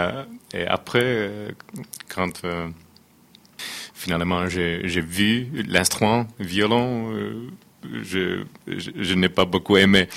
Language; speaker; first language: French; non-native, fluent; Finnish